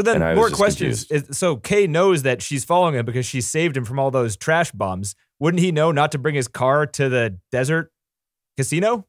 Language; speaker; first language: English; native; English